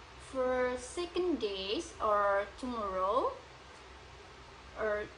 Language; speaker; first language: English; non-native, learner; Indonesian